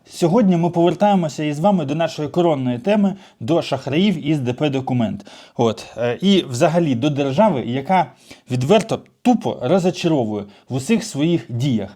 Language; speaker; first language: Ukrainian; non-native, local second language; Russian